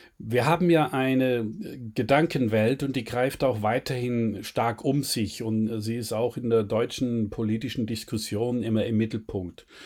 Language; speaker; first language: German; native; German